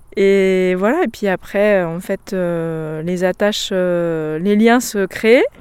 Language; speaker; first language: French; native; French